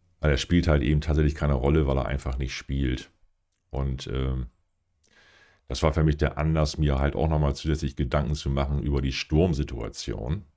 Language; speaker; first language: German; native; German